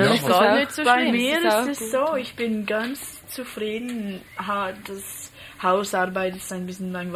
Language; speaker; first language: German; non-native, learner; English